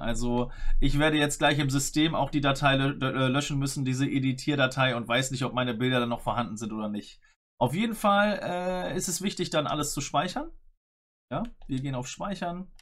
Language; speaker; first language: German; native; German